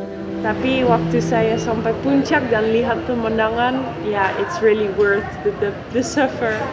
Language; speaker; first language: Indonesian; non-native, fluent; Dutch